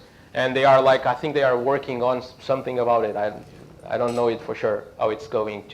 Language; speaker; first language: English; non-native, fluent; Portuguese